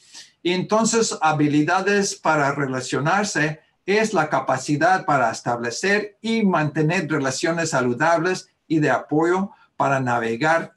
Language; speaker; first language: Spanish; early bilingual, heritage; Spanish